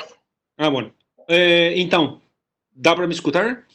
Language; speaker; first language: Portuguese; non-native, fluent; Spanish